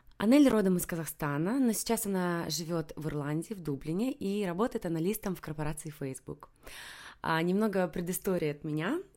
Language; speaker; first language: Russian; native; Russian